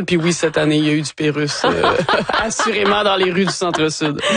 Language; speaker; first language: French; native; French